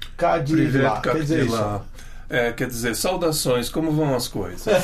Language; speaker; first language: Portuguese; non-native, local second language; Ukrainian